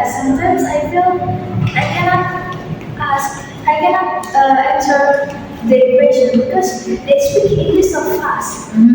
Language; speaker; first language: English; non-native, learner; Indonesian